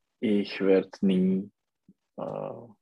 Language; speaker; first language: German; non-native, learner; Czech